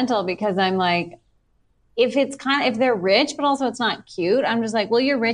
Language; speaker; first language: English; native; English